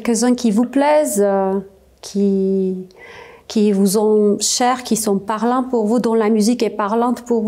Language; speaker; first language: French; non-native, fluent; Armenian